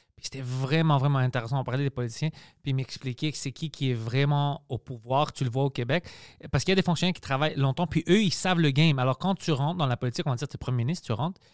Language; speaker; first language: French; early bilingual, other home language; Greek